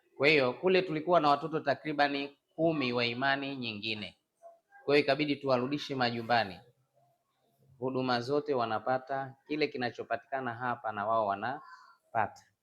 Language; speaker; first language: Swahili; non-native, local second language; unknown